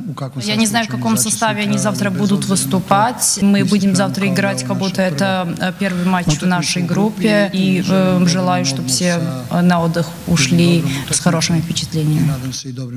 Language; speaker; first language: Russian; non-native, fluent; Serbian